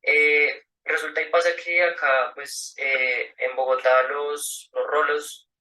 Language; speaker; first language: Spanish; native; Spanish